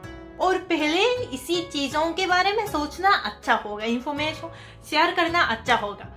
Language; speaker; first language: Hindi; non-native, fluent; Japanese